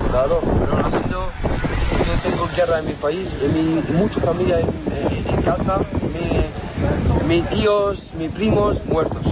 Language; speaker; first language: Spanish; non-native, learner; Arabic